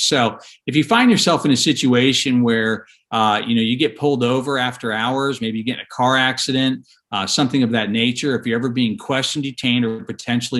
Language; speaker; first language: English; native; English